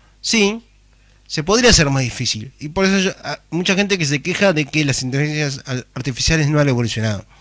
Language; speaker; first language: Spanish; native; Spanish